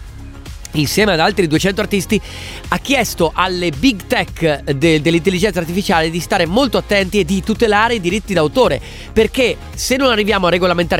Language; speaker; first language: Italian; native; Italian